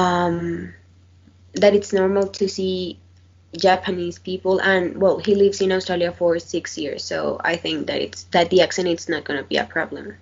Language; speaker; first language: English; non-native, learner; Spanish